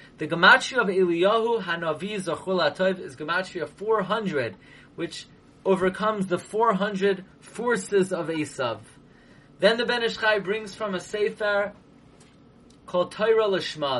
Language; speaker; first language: English; native; English